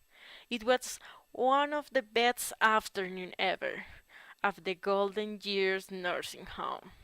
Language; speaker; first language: English; non-native, learner; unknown